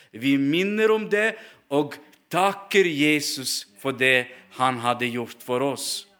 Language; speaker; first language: Norwegian; non-native, fluent; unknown